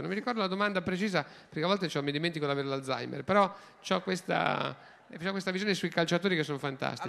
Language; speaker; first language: Italian; native; Italian